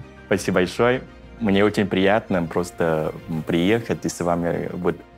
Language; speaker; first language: Russian; non-native, fluent; Vietnamese